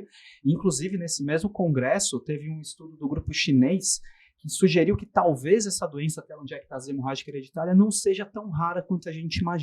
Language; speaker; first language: Portuguese; native; Portuguese